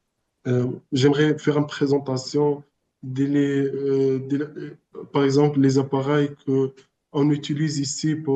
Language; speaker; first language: French; non-native, learner; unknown